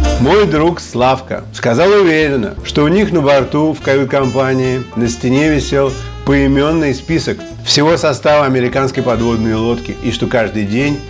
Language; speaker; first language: Russian; native; Russian